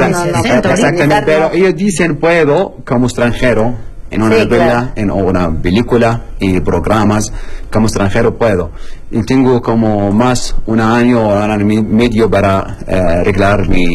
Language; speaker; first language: Spanish; non-native, learner; Arabic